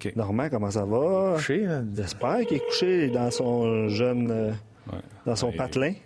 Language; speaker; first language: French; native; French